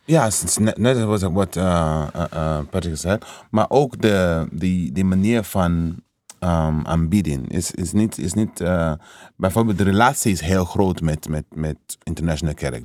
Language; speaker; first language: Dutch; non-native, learner; English